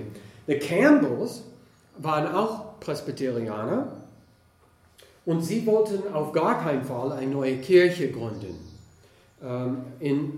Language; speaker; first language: German; non-native, fluent; English